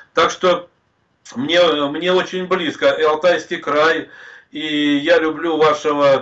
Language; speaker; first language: Russian; native; Russian